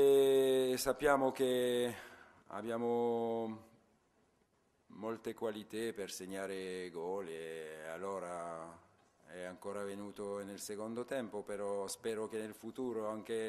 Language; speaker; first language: Italian; non-native, fluent; French